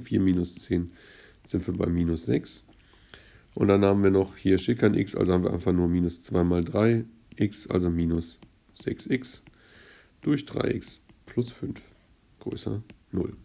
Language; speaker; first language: German; native; German